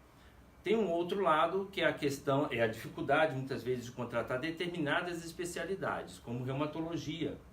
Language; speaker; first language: Portuguese; native; Portuguese